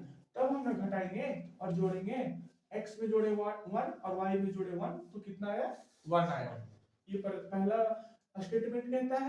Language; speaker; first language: Hindi; native; Hindi